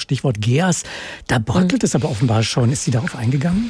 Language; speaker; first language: German; native; German